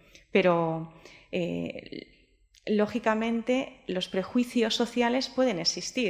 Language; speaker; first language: Spanish; native; Spanish